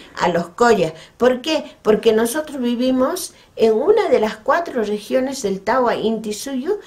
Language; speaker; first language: Spanish; non-native, local second language; Quechua